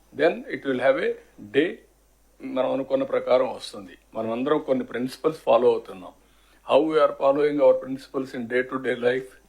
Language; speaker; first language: Telugu; native; Telugu